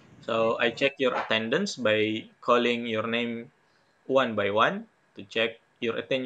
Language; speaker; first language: English; non-native, fluent; Indonesian